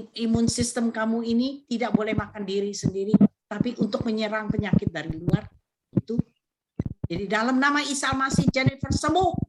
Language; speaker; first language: Malay; native; Malay